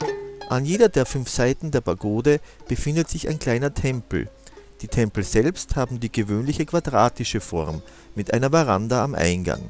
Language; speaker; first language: German; native; German